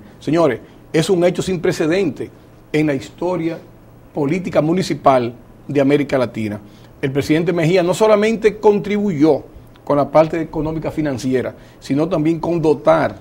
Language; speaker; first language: Spanish; native; Spanish